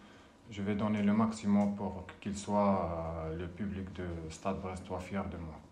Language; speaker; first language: French; non-native, learner; Arabic